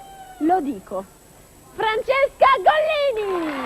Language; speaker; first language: Italian; native; Italian